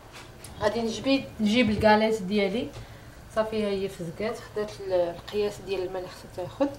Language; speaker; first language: Arabic; native; Arabic